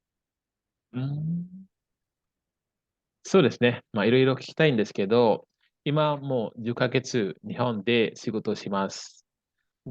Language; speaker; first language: Japanese; non-native, fluent; Indonesian